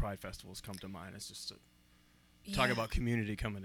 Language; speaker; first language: English; native; English